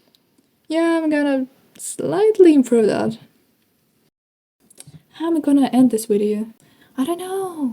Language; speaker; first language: English; non-native, fluent; Ukrainian